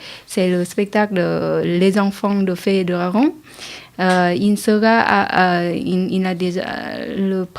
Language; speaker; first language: French; non-native, learner; Vietnamese